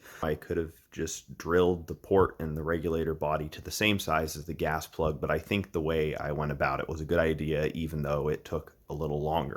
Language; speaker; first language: English; native; English